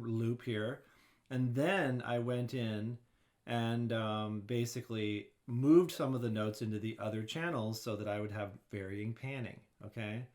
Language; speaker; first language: English; native; English